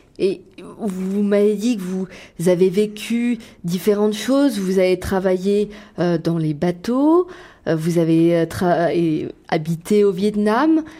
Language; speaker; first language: French; native; French